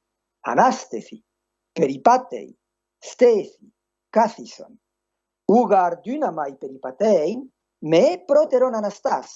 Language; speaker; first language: Greek; non-native, fluent; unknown